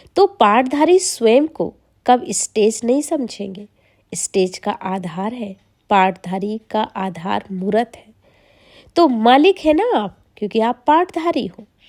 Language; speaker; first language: Hindi; native; Hindi